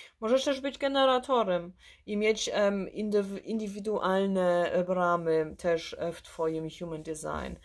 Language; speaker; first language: Polish; early bilingual, heritage; Polish